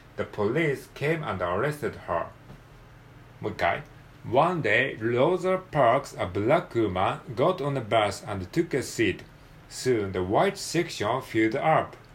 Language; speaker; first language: English; non-native, learner; Japanese